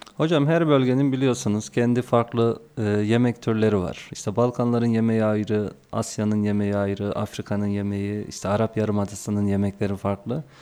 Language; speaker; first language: Turkish; native; Turkish